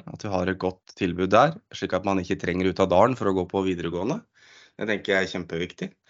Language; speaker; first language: Norwegian; native; Norwegian